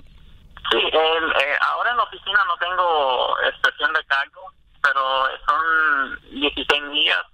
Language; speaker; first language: Spanish; early bilingual, other home language; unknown